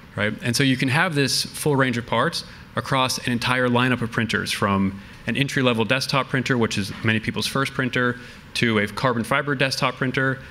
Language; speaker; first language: English; native; English